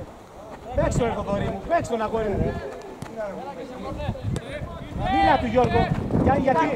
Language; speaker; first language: Greek; native; Greek